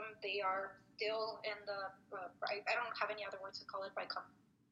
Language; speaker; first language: English; non-native, fluent; Spanish